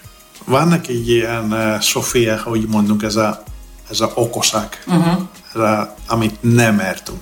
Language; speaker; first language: Hungarian; non-native, learner; Greek